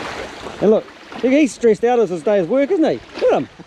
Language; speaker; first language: English; native; English